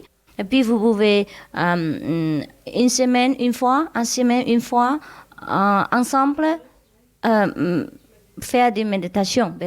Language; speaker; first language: French; non-native, learner; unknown